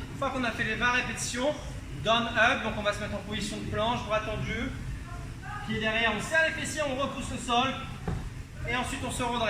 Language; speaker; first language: French; native; French